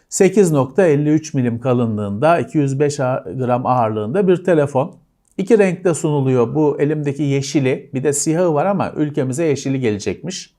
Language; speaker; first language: Turkish; native; Turkish